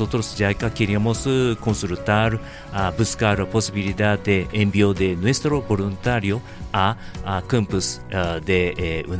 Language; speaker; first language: Spanish; non-native, fluent; Japanese